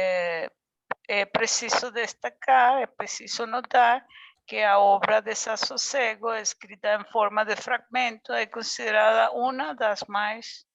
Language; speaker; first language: Portuguese; non-native, learner; Spanish